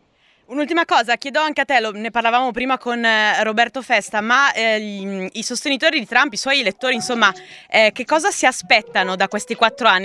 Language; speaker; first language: Italian; native; Italian